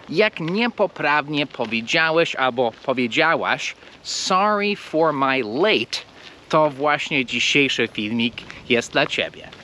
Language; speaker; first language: Polish; early bilingual, heritage; Polish